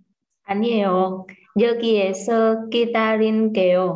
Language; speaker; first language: Korean; non-native, learner; Vietnamese